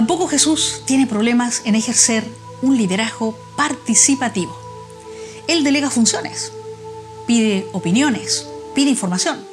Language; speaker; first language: Spanish; native; Spanish